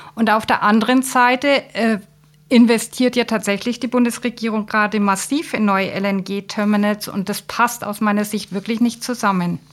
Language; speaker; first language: German; native; German